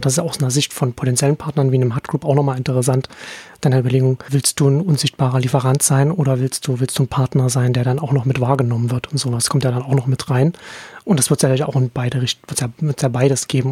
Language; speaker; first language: German; native; German